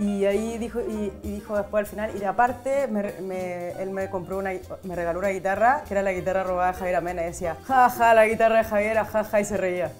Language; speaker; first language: Spanish; native; Spanish